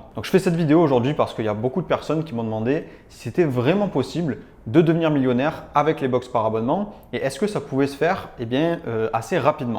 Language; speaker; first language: French; native; French